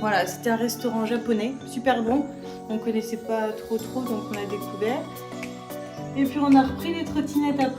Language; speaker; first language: French; native; French